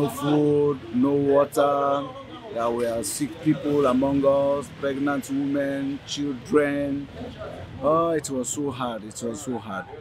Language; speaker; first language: English; non-native, learner; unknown